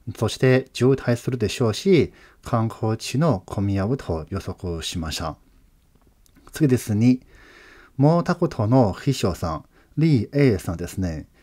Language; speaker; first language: Japanese; non-native, fluent; Chinese